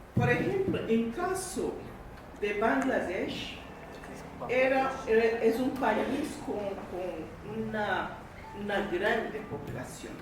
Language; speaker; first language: Spanish; non-native, fluent; English